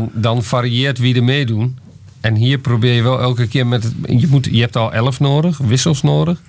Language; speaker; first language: Dutch; native; Dutch